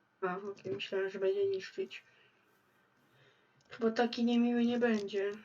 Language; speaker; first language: Polish; native; Polish